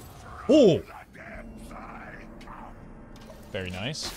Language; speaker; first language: English; native; English